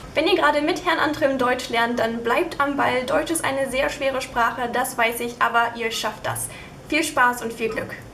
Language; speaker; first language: German; native; German